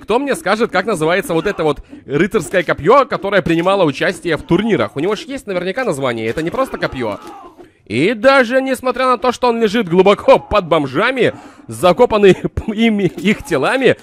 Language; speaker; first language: Russian; native; Russian